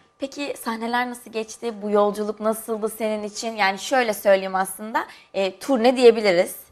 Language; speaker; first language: Turkish; native; Turkish